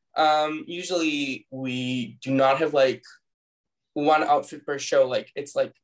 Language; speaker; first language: English; non-native, fluent; Hebrew